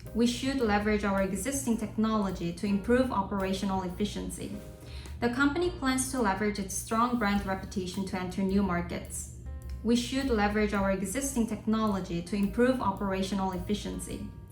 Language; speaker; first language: English; non-native, fluent; Korean